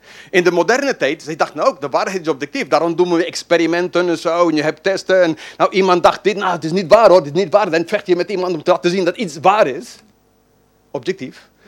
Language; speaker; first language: Dutch; non-native, fluent; English